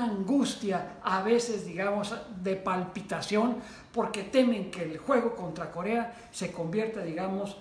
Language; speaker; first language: Spanish; native; Spanish